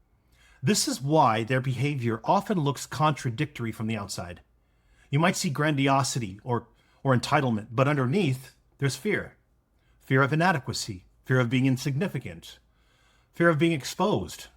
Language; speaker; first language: English; native; English